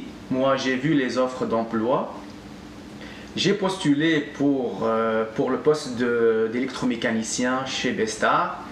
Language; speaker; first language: French; non-native, local second language; Arabic